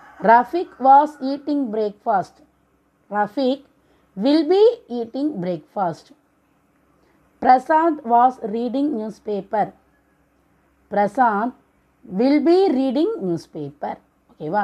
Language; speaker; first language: English; non-native, local second language; Tamil